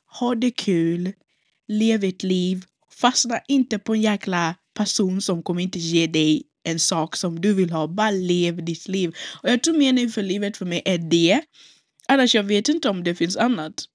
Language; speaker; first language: Swedish; non-native, local second language; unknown